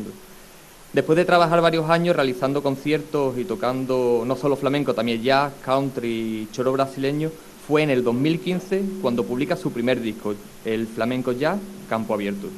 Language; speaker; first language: Spanish; native; Spanish